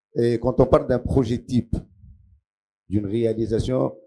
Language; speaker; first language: French; non-native, local second language; Arabic